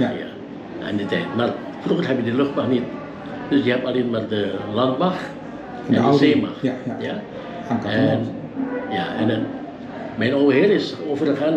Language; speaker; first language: Dutch; early bilingual, heritage; Dutch